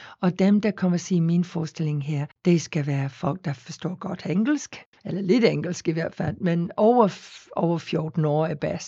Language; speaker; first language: Danish; non-native, fluent; English